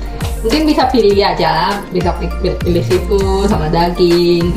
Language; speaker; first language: Indonesian; non-native, fluent; Korean